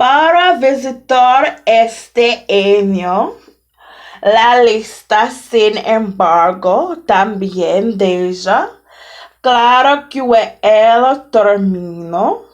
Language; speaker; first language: Spanish; non-native, learner; English